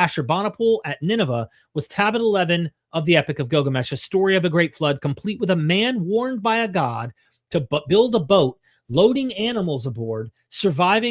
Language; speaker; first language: English; native; English